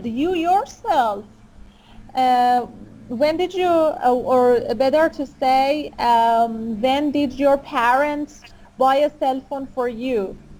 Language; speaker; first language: English; non-native, fluent; Persian